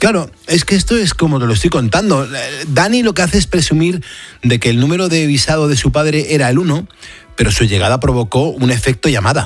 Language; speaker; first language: Spanish; native; Spanish